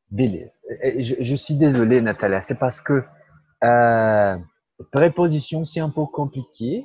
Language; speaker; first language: French; non-native, fluent; Portuguese